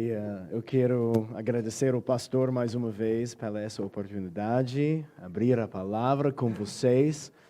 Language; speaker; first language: Portuguese; non-native, fluent; English